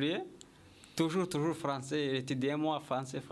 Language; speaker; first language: French; non-native, learner; Kinyarwanda